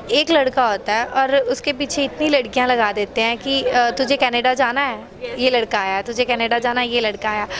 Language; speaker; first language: Hindi; native; Hindi